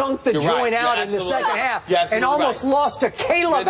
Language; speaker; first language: English; native; English